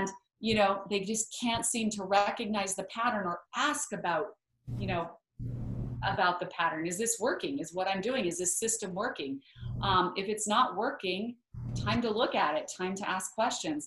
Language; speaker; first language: English; native; English